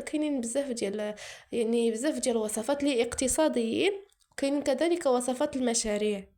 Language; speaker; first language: Arabic; native; Arabic